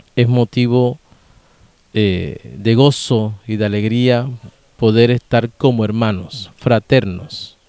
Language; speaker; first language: Spanish; native; Spanish